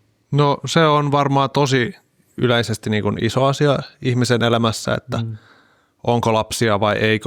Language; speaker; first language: Finnish; native; Finnish